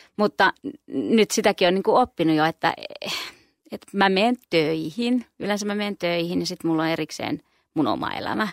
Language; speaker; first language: Finnish; native; Finnish